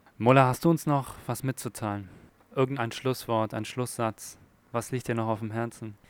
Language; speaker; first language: German; native; German